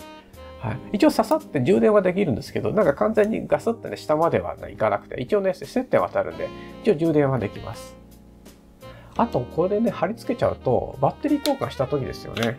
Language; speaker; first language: Japanese; native; Japanese